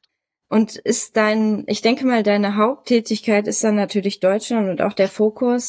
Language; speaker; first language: German; native; German